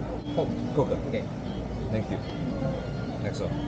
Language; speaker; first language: English; non-native, local second language; Chinese